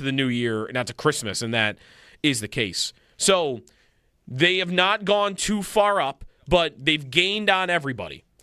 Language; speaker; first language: English; native; English